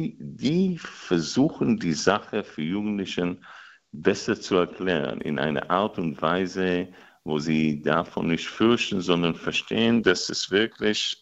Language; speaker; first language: German; non-native, fluent; Hebrew